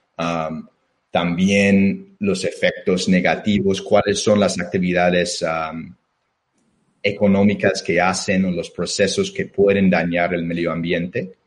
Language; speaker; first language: Spanish; non-native, fluent; English